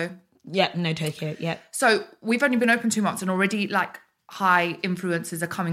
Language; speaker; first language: English; early bilingual, other home language; Bulgarian